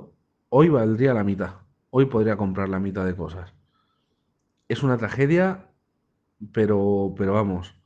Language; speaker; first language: Spanish; native; Spanish